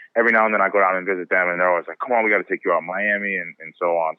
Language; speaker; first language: English; native; English